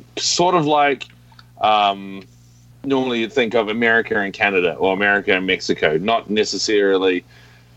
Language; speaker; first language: English; native; English